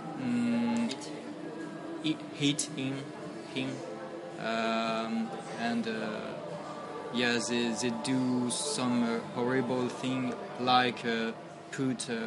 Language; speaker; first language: English; non-native, learner; French